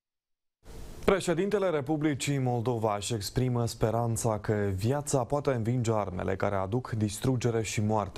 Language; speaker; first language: Romanian; native; Romanian